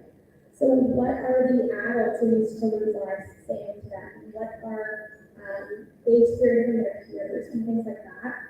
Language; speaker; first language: English; native; English